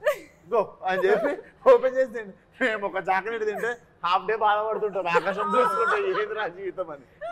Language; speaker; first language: Telugu; native; Telugu